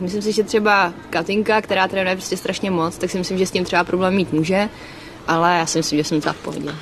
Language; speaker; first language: Czech; native; Czech